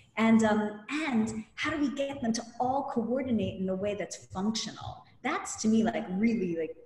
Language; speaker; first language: English; native; English